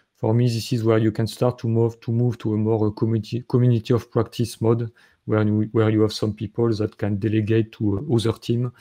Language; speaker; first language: English; non-native, fluent; French